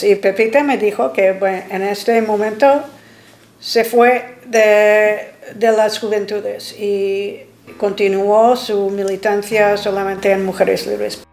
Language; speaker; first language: Spanish; non-native, fluent; English